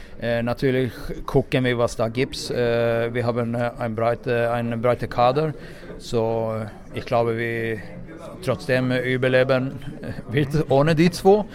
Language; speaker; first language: German; non-native, fluent; Swedish